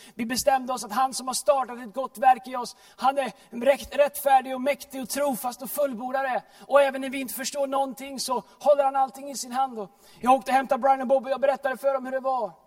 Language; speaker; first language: Swedish; native; Swedish